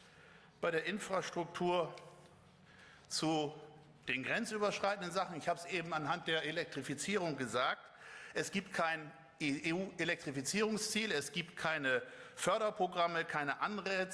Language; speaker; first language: German; native; German